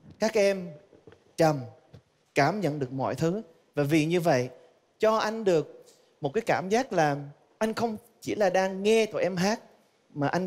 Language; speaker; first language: Vietnamese; early bilingual, heritage; Vietnamese